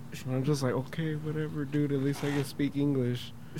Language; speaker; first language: English; early bilingual, other home language; Spanish